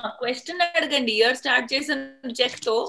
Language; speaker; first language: Telugu; non-native, fluent; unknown